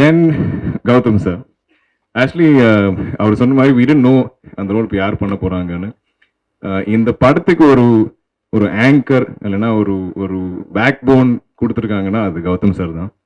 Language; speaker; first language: Tamil; non-native, local second language; Malayalam